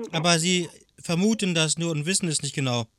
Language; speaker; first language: German; native; German